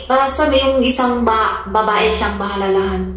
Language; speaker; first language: Filipino; non-native, learner; Chinese